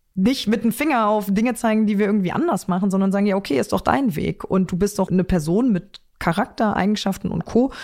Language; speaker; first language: German; native; German